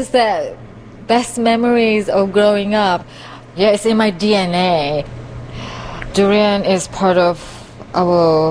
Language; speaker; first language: English; non-native, local second language; Malay